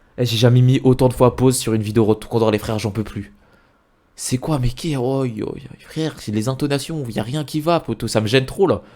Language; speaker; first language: French; native; French